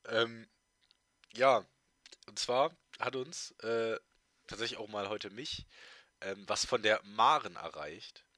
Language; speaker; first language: German; native; German